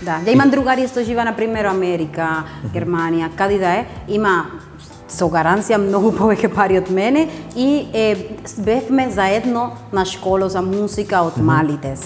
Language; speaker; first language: Macedonian; non-native, fluent; Spanish